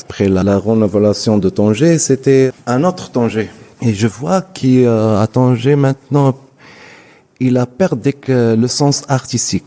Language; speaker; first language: French; non-native, local second language; Arabic